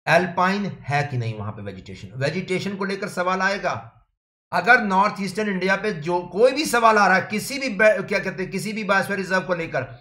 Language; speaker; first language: Hindi; native; Hindi